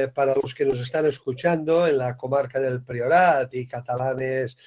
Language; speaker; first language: Spanish; non-native, local second language; Catalan